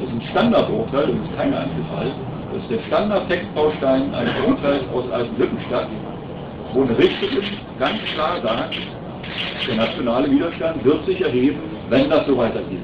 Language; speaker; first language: German; native; German